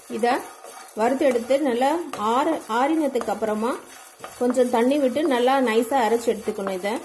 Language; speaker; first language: Tamil; non-native, local second language; Telugu